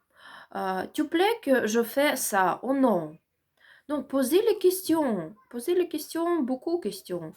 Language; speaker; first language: French; non-native, learner; Ukrainian